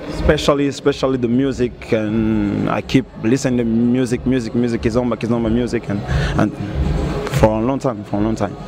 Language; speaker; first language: English; non-native, learner; Portuguese